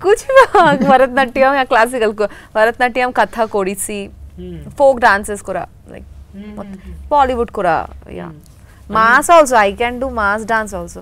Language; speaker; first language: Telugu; non-native, learner; Bangla